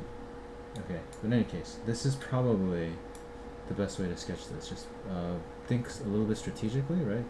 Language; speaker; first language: English; native; English